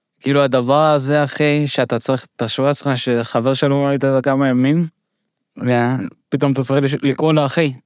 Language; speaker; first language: Hebrew; early bilingual, other home language; Russian